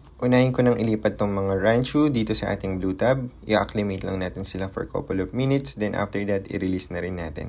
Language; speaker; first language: Filipino; native; Filipino